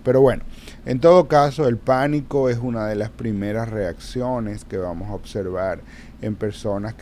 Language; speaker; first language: Spanish; native; Spanish